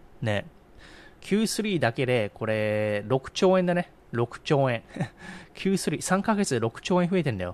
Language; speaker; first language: Japanese; native; Japanese